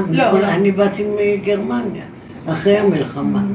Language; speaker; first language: Hebrew; non-native, fluent; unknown